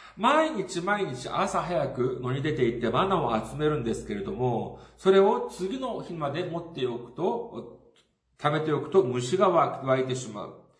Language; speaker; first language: Japanese; non-native, fluent; Korean